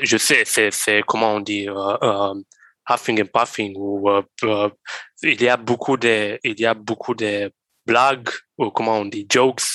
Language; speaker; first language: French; non-native, learner; Romanian